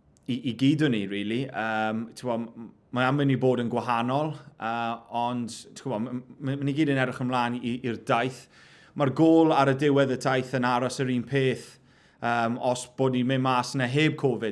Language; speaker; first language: Welsh; non-native, local second language; English